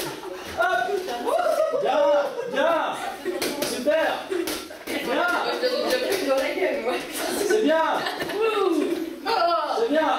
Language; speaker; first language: French; native; French